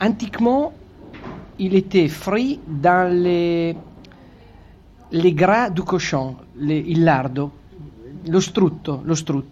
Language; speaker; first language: French; non-native, fluent; Italian